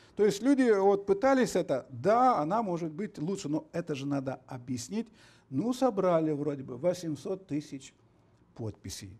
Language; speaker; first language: Russian; non-native, local second language; Romanian